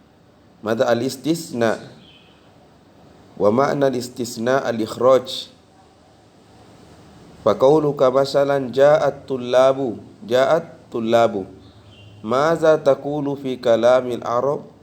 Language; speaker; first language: Arabic; non-native, fluent; Indonesian